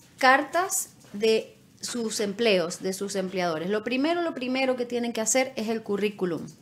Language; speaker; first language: Spanish; native; Spanish